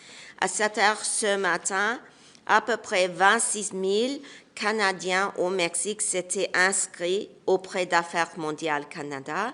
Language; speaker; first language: French; non-native, local second language; English